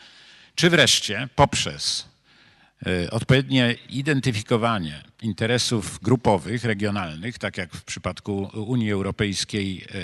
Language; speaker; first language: Polish; native; Polish